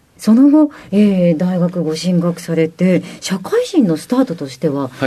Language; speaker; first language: Japanese; native; Japanese